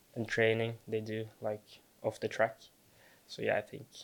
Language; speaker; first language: English; non-native, fluent; Norwegian